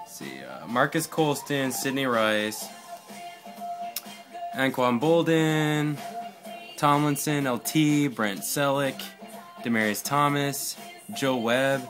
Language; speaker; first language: English; native; English